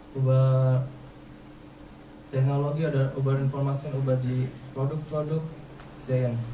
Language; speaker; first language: German; non-native, learner; Indonesian